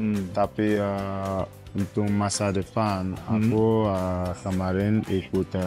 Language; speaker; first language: Indonesian; non-native, fluent; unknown